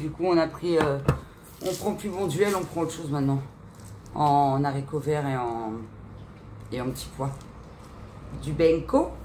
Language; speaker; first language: French; native; French